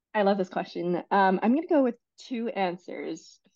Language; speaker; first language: English; non-native, fluent; Chinese